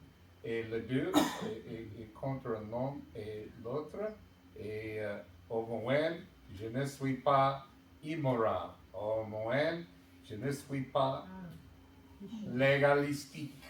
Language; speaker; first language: French; non-native, learner; English